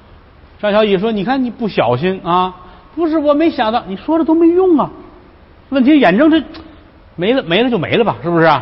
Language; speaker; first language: Chinese; native; Chinese